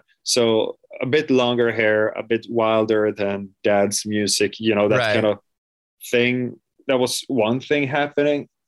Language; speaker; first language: English; non-native, fluent; Swedish